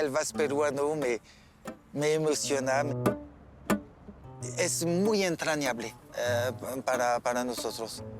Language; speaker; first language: Spanish; non-native, learner; French